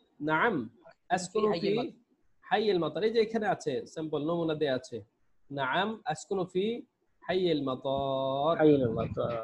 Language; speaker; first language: Arabic; non-native, fluent; Bangla